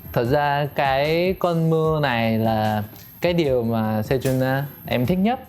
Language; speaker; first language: Vietnamese; non-native, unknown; Korean